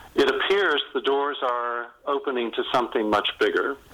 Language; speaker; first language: English; native; English